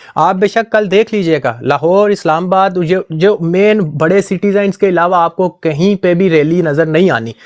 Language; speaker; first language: Urdu; non-native, local second language; Punjabi